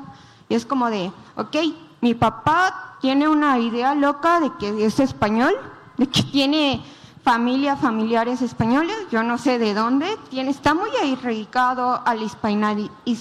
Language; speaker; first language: Spanish; native; Spanish